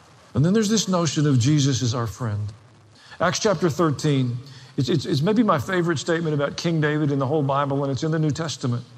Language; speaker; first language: English; native; English